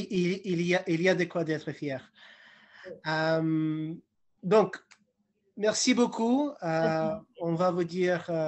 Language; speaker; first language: French; non-native, fluent; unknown